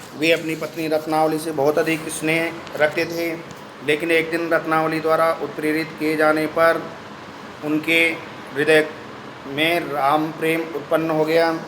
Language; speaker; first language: Hindi; native; Hindi